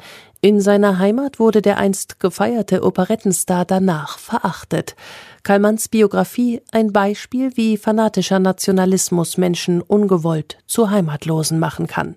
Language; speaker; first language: German; non-native, fluent; Persian